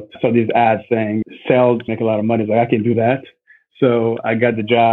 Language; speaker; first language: English; non-native, local second language; Kinyarwanda